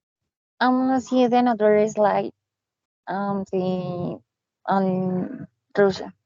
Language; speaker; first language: English; non-native, learner; Spanish